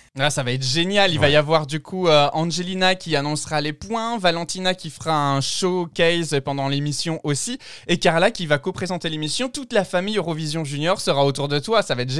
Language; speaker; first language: French; native; French